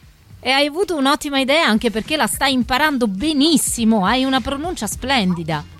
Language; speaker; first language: Italian; native; Italian